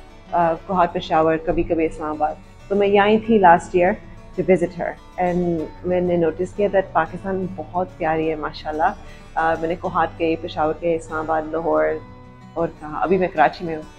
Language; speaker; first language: Hindi; early bilingual, heritage; Urdu